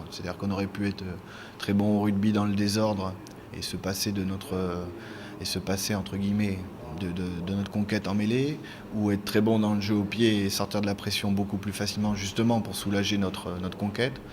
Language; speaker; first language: French; native; French